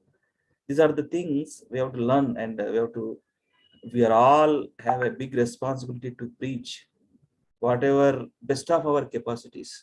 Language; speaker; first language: English; non-native, local second language; Telugu